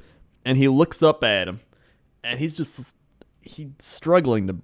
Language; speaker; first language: English; native; English